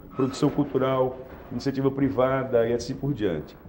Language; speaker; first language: Portuguese; native; Portuguese